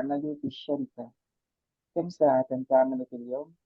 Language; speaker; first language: Arabic; non-native, learner; Indonesian